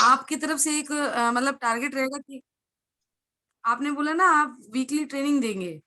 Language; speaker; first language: Hindi; native; Hindi